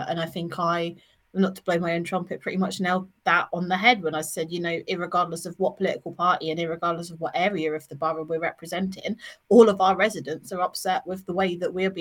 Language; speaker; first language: English; native; English